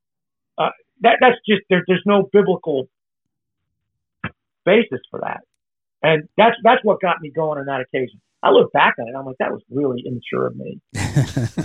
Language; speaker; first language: English; native; English